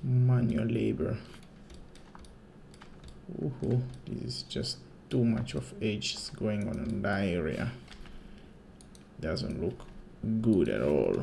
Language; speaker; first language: English; non-native, fluent; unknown